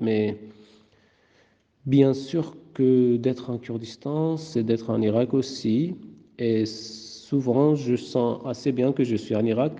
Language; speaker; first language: French; non-native, fluent; Kurdish